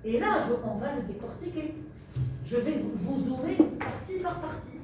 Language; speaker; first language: French; non-native, local second language; Arabic